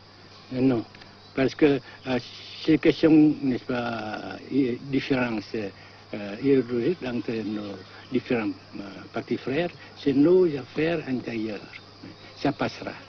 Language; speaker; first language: French; non-native, local second language; Vietnamese